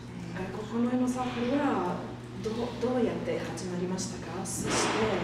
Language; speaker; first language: Japanese; non-native, learner; Italian